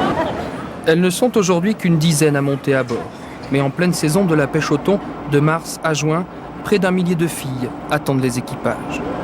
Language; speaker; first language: French; native; French